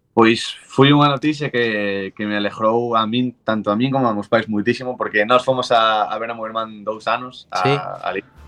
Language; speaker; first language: Galician; native; Galician